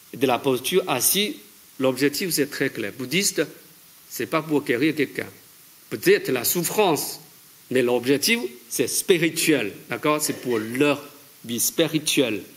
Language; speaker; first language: French; non-native, fluent; Chinese